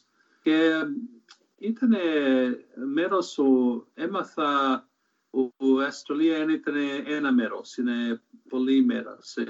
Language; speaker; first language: Greek; early bilingual, heritage; Greek